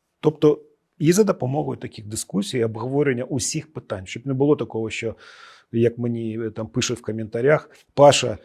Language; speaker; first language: Ukrainian; non-native, local second language; Russian